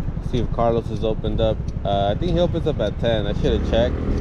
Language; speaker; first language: English; early bilingual, other home language; Spanish